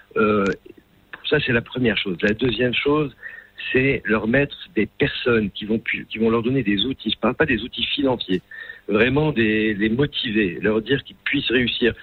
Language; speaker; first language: French; non-native, local second language; Arabic